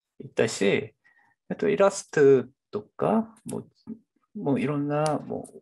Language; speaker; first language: Japanese; non-native, fluent; Korean